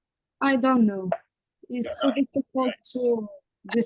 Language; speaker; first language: English; non-native, learner; Arabic